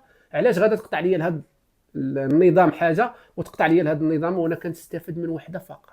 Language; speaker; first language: Arabic; native; Arabic